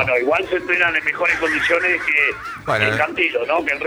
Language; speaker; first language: Spanish; native; Spanish